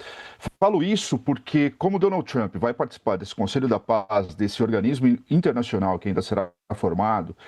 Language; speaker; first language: Portuguese; native; Portuguese